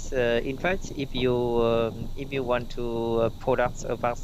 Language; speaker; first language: English; non-native, learner; Vietnamese